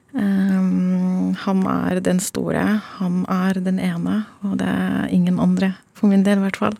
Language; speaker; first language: Norwegian; non-native, fluent; Arabic